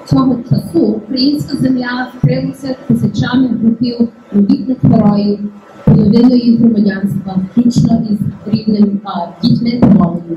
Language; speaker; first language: Ukrainian; early bilingual, heritage; Ukrainian